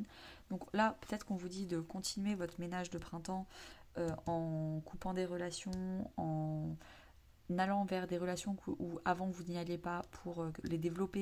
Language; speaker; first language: French; native; French